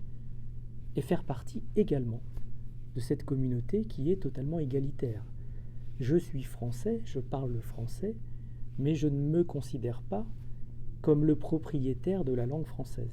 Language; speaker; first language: French; native; French